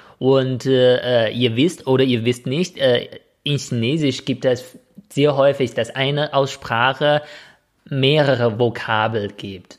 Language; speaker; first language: German; non-native, fluent; Chinese